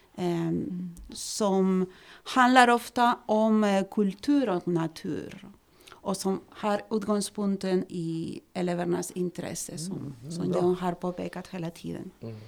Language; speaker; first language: Swedish; non-native, fluent; Spanish